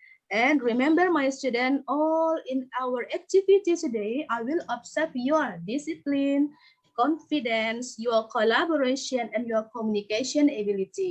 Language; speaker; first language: English; non-native, learner; Indonesian